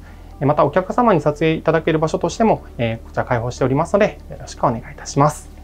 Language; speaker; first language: Japanese; native; Japanese